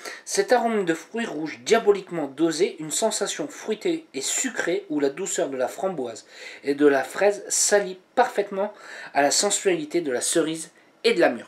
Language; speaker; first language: French; native; French